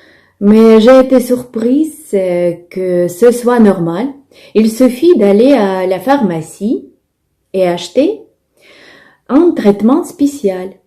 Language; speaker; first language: French; non-native, fluent; Russian